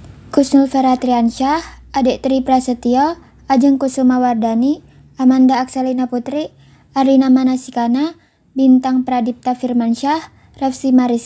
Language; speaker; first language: Indonesian; native; Indonesian